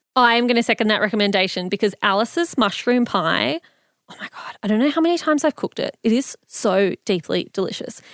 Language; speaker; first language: English; early bilingual, other home language; Hindi